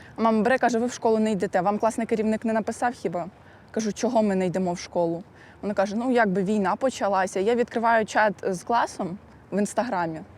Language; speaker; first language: Ukrainian; native; Ukrainian